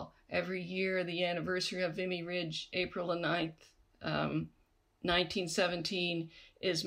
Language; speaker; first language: English; native; English